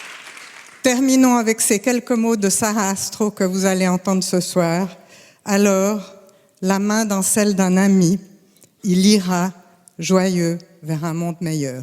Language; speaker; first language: French; native; French